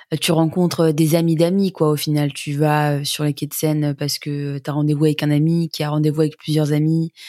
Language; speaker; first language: French; native; French